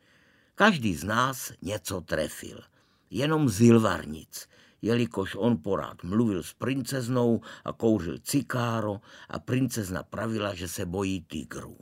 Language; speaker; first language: Czech; native; Czech